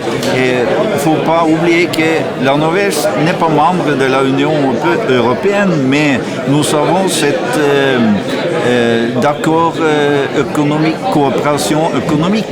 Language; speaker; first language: French; non-native, learner; Norwegian